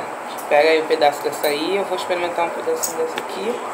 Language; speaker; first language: Portuguese; native; Portuguese